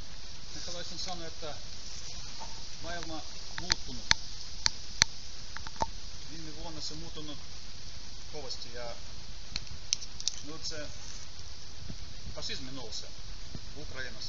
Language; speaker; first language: Finnish; non-native, fluent; Russian